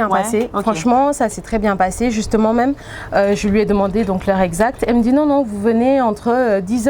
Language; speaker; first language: French; native; French